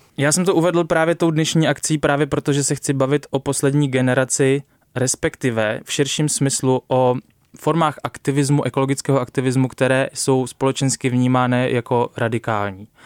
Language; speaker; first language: Czech; native; Czech